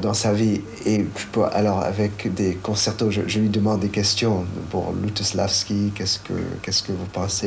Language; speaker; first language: French; non-native, fluent; Chinese